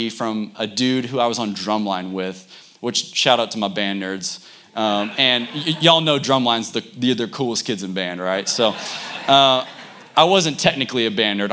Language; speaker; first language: English; native; English